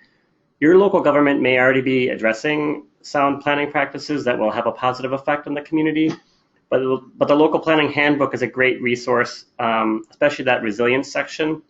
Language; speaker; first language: English; native; English